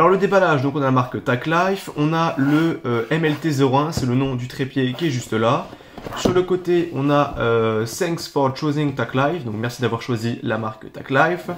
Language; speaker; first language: French; native; French